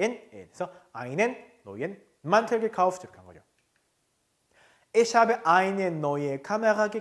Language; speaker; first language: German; non-native, fluent; Korean